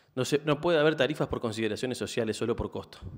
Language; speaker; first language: Spanish; native; Spanish